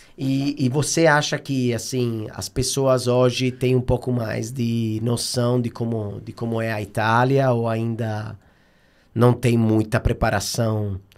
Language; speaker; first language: Portuguese; non-native, fluent; Italian